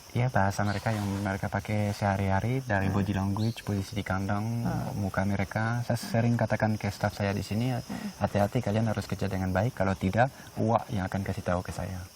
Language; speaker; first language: Indonesian; non-native, fluent; French